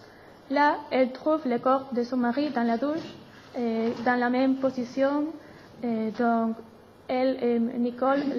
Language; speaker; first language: French; non-native, learner; Spanish